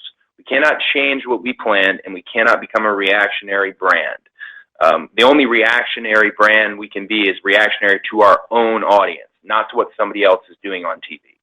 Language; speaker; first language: English; native; English